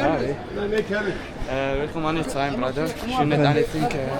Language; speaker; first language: English; non-native, learner; Arabic